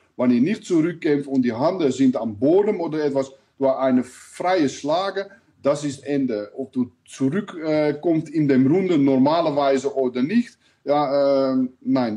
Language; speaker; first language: German; non-native, learner; Dutch